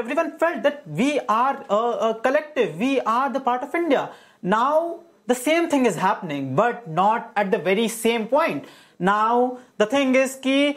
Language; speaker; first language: English; non-native, local second language; Hindi